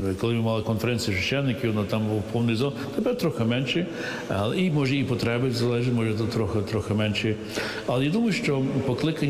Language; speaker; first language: Ukrainian; early bilingual, heritage; English